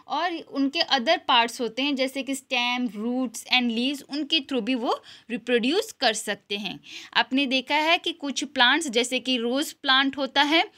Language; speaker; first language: Hindi; non-native, local second language; Gujarati